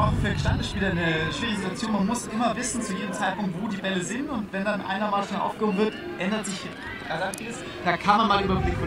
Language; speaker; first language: German; native; German